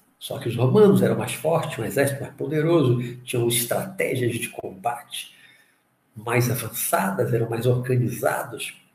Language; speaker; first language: Portuguese; native; Portuguese